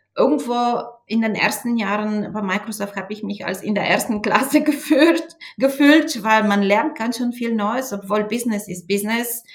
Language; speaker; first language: German; non-native, fluent; Bulgarian